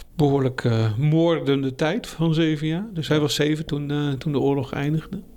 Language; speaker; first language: Dutch; early bilingual, other home language; German